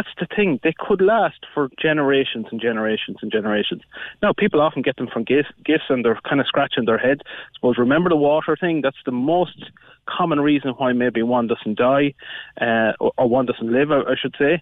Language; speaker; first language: English; native; English